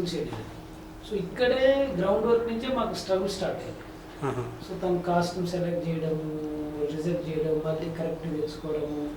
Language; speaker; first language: Telugu; native; Telugu